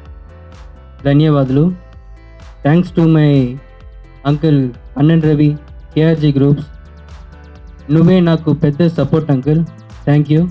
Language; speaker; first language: Telugu; non-native, learner; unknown